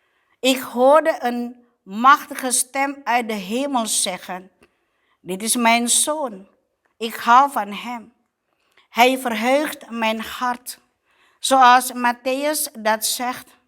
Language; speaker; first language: Dutch; non-native, fluent; Indonesian